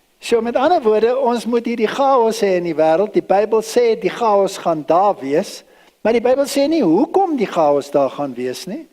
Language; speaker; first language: Afrikaans; early bilingual, other home language; German